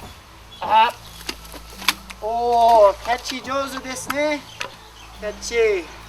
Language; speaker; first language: Japanese; non-native, learner; English